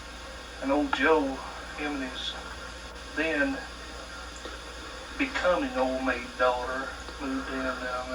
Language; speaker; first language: English; native; English